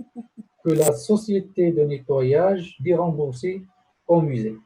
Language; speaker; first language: French; non-native, local second language; Arabic